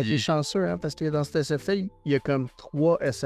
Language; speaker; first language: French; native; French